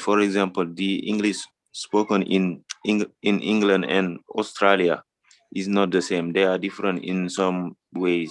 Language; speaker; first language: English; non-native, fluent; French